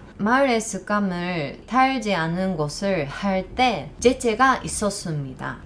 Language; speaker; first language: Korean; non-native, learner; Japanese